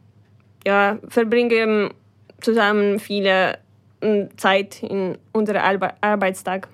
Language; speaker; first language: German; non-native, fluent; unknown